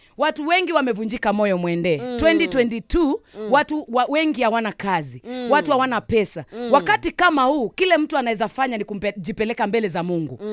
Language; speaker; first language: Swahili; non-native, local second language; Kamba